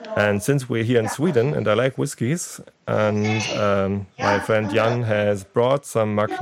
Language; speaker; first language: English; non-native, fluent; German